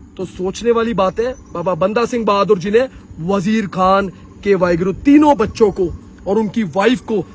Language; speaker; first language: Hindi; non-native, local second language; Punjabi